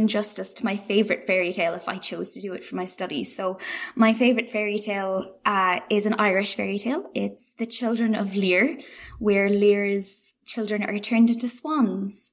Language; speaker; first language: English; native; English